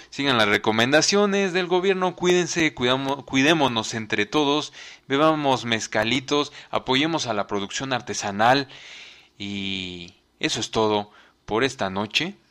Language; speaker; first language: Spanish; native; Spanish